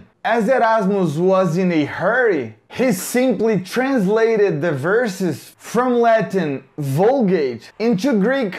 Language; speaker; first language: English; non-native, fluent; Portuguese